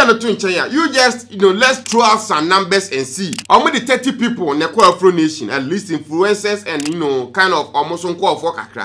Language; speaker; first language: English; non-native, local second language; Akan